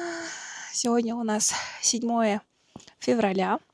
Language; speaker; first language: Russian; non-native, local second language; Kazakh